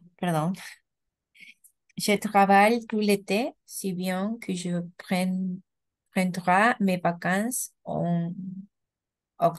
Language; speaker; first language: French; non-native, learner; Spanish